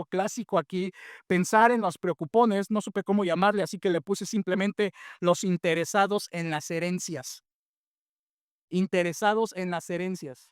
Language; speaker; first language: Spanish; native; Spanish